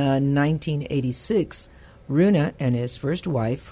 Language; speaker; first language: English; early bilingual, other home language; Spanish